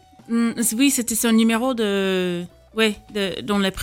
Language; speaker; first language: French; non-native, fluent; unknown